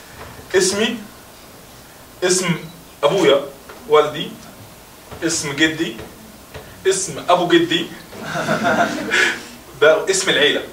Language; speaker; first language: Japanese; non-native, fluent; Arabic